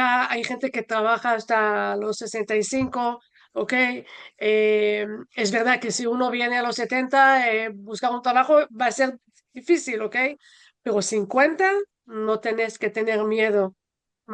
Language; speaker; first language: Spanish; non-native, fluent; Hebrew